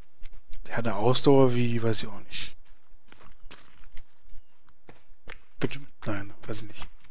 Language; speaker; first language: German; native; German